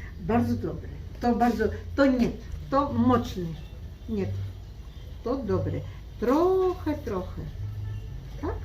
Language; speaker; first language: Polish; non-native, learner; Greek